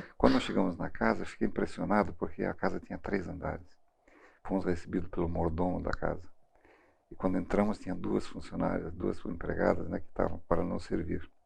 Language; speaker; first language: Portuguese; early bilingual, other home language; German